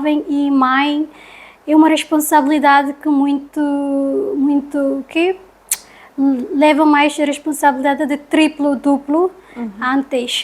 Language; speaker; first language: Portuguese; non-native, learner; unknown